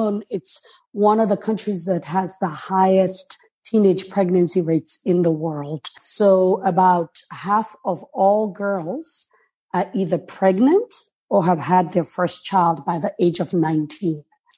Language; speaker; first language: English; non-native, local second language; Krio